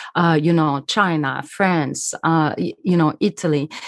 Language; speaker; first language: English; non-native, fluent; French